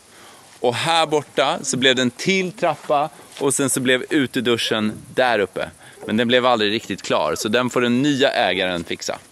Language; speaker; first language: Swedish; native; Swedish